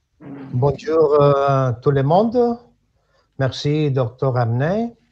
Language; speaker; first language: French; non-native, learner; Spanish